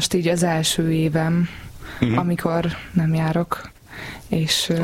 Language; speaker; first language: Hungarian; native; Hungarian